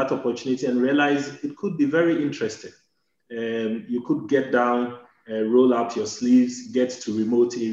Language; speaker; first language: English; non-native, local second language; Akan